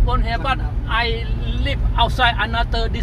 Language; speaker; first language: English; non-native, learner; Thai